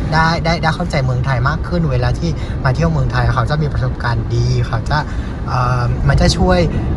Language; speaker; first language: Thai; non-native, fluent; Vietnamese